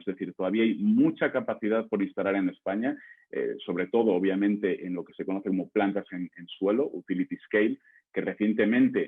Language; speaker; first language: Spanish; native; Spanish